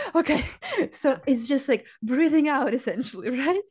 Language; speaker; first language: English; non-native, fluent; Russian